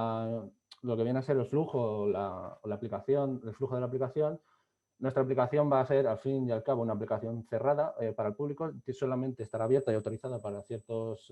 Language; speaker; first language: Spanish; native; Spanish